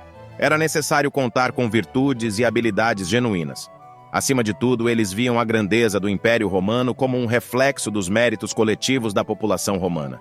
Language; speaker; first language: Portuguese; native; Portuguese